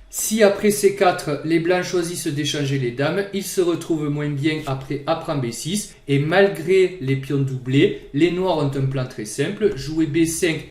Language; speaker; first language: French; native; French